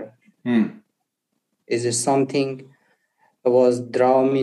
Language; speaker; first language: English; non-native, learner; Persian